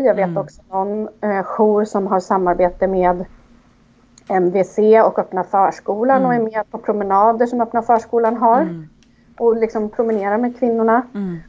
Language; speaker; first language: Swedish; native; Swedish